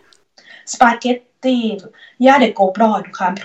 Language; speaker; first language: Swedish; non-native, learner; Thai